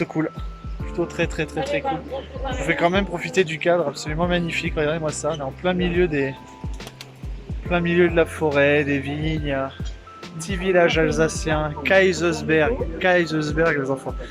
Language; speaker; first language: French; native; French